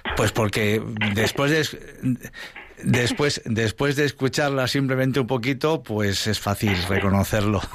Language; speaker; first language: Spanish; native; Spanish